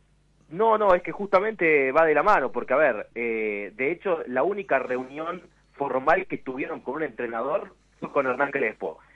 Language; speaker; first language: Spanish; native; Spanish